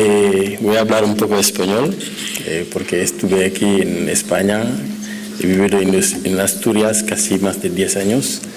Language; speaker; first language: Spanish; non-native, fluent; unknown